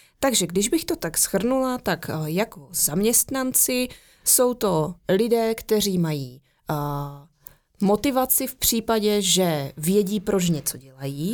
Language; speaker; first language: Czech; native; Czech